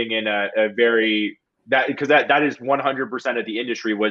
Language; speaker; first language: English; native; English